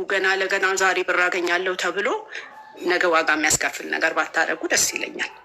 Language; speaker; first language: Amharic; native; Amharic